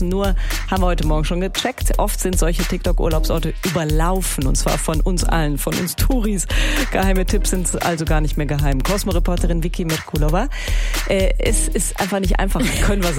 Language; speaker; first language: German; early bilingual, other home language; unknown